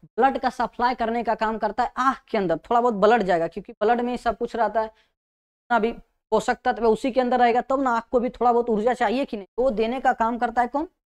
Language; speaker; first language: Hindi; native; Hindi